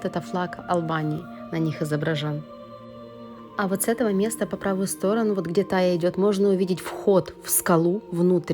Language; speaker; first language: Russian; native; Russian